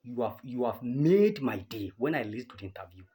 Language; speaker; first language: English; non-native, local second language; Yoruba